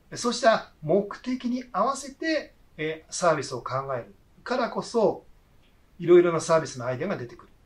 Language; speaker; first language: Japanese; native; Japanese